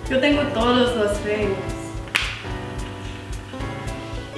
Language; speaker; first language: Spanish; non-native, learner; English